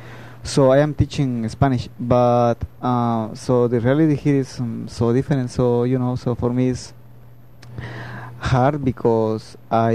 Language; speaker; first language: English; non-native, learner; Spanish